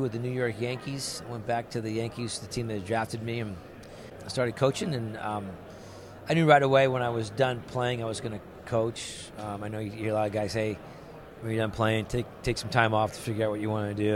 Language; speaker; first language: English; native; English